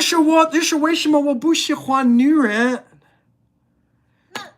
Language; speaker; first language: Chinese; non-native, learner; English